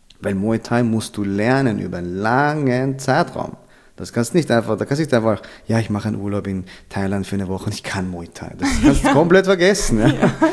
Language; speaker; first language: German; early bilingual, other home language; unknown